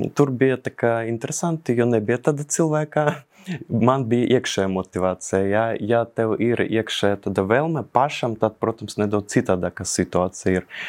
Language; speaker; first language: Latvian; non-native, local second language; Russian